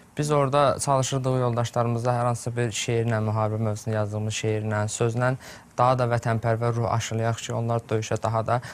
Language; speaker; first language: Azerbaijani; native; Azerbaijani